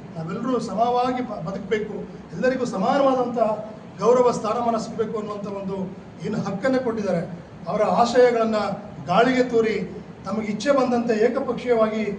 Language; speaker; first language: Kannada; non-native, local second language; Lambadi